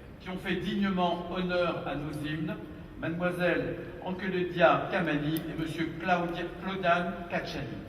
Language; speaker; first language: French; native; French